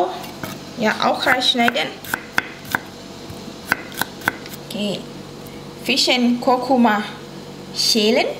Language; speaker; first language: German; non-native, learner; Thai